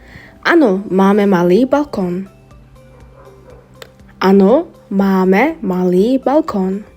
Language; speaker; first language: Czech; non-native, learner; Mongolian